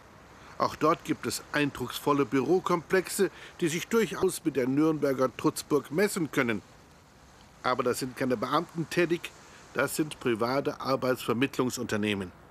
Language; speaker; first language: German; native; German